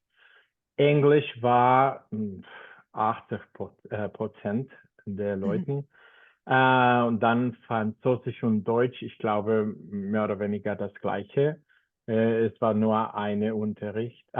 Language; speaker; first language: German; non-native, fluent; Spanish